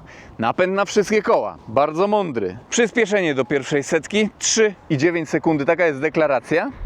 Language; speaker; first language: Polish; native; Polish